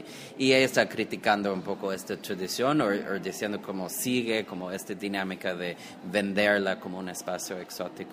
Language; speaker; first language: Spanish; non-native, fluent; English